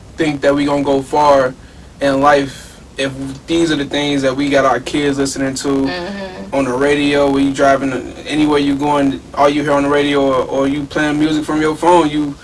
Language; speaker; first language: English; native; English